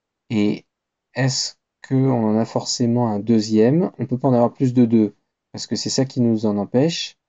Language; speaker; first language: French; native; French